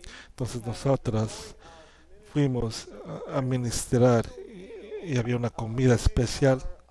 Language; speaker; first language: Spanish; non-native, learner; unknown